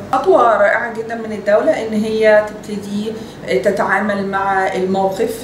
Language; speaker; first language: Arabic; native; Arabic